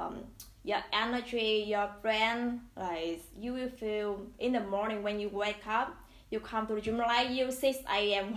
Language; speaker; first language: English; non-native, learner; Vietnamese